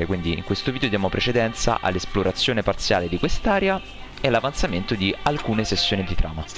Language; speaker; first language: Italian; native; Italian